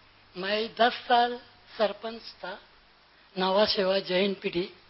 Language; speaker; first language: Hindi; non-native, local second language; Marathi